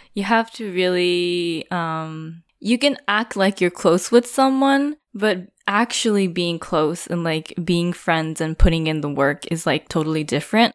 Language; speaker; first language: English; non-native, fluent; Japanese